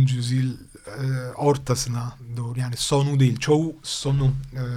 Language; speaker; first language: Turkish; non-native, fluent; Italian